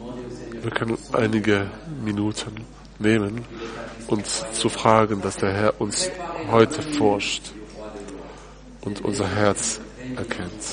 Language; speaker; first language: German; non-native, fluent; French